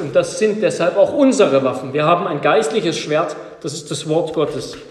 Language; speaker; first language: German; native; German